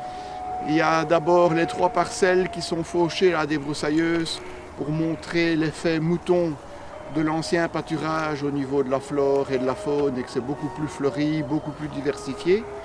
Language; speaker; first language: French; native; French